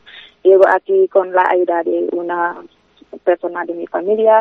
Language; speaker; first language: Spanish; non-native, fluent; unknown